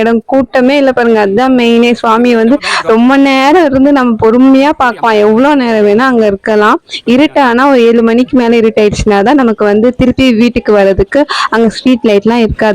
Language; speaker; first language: Tamil; native; Tamil